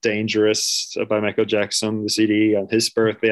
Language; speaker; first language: English; non-native, fluent; Swedish